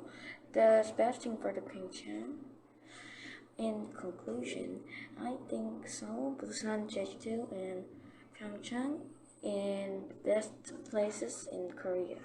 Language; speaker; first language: English; non-native, learner; Korean